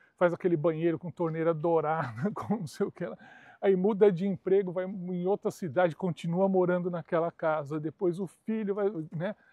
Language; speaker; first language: Portuguese; native; Portuguese